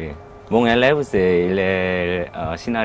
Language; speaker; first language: French; non-native, learner; Korean